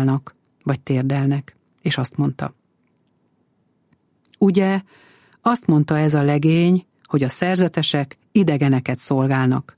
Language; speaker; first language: Hungarian; native; Hungarian